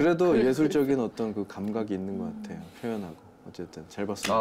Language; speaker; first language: Korean; native; Korean